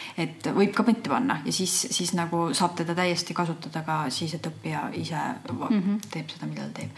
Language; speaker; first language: Estonian; native; Estonian